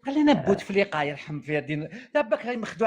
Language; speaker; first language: Arabic; native; Arabic